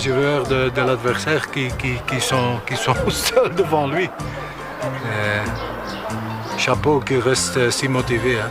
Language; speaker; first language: French; non-native, local second language; Dutch